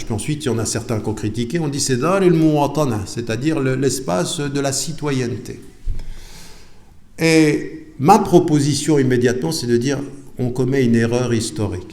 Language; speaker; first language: French; native; French